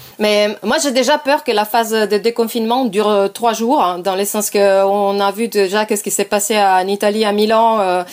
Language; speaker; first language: French; non-native, fluent; Italian